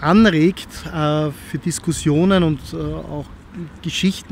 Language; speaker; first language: German; native; German